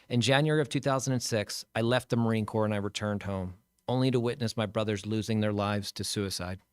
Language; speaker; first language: English; native; English